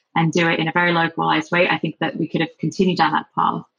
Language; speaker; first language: English; native; English